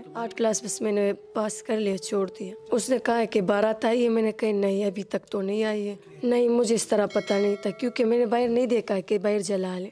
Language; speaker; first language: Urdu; non-native, local second language; Pashto